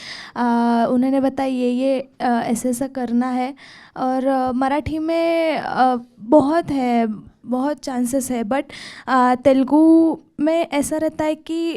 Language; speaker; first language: Hindi; non-native, local second language; Marathi